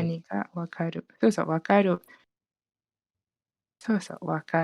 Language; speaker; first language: Japanese; non-native, fluent; Malay